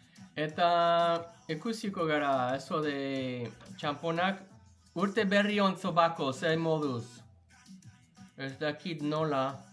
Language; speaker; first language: Basque; non-native, learner; English